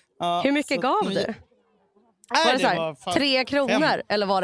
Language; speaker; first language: Swedish; native; Swedish